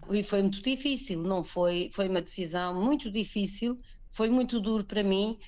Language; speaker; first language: Portuguese; native; Portuguese